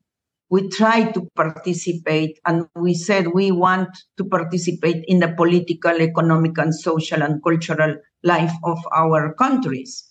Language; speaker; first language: English; non-native, learner; Spanish